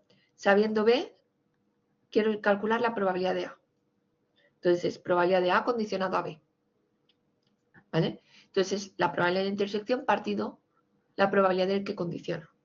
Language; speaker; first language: Spanish; native; Spanish